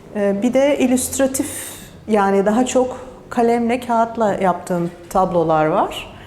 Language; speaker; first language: Turkish; early bilingual, heritage; Turkish